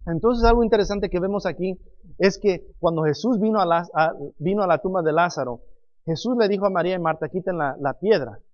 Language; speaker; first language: Spanish; non-native, fluent; English